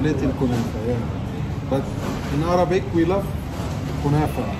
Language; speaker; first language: English; non-native, learner; Arabic